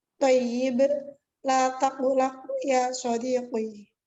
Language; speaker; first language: Arabic; non-native, learner; Indonesian